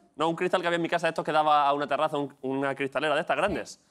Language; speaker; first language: Spanish; native; Spanish